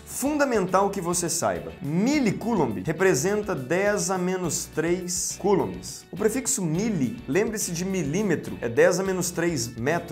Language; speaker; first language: Portuguese; native; Portuguese